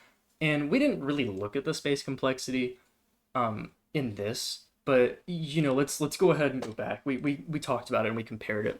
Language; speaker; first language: English; native; English